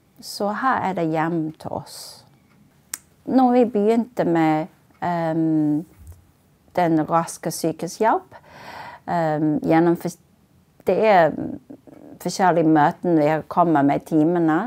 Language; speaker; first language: Norwegian; non-native, fluent; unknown